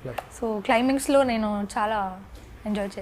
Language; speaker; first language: Telugu; non-native, learner; Hindi